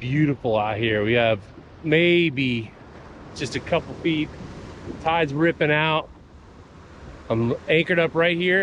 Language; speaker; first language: English; native; English